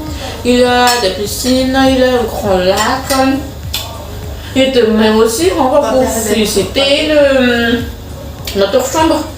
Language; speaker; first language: French; non-native, local second language; Malagasy